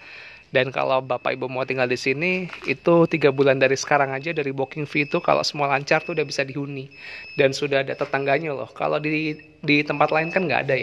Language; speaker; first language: Indonesian; native; Indonesian